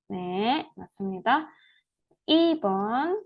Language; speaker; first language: Korean; non-native, fluent; Indonesian